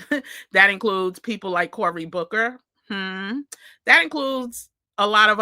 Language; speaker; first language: English; native; English